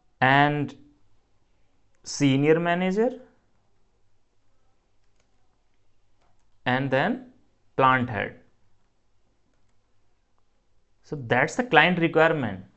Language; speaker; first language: English; non-native, local second language; Hindi